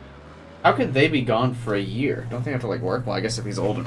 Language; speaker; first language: English; native; English